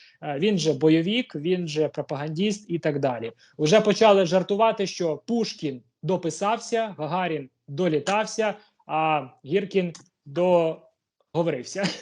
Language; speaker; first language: Ukrainian; native; Ukrainian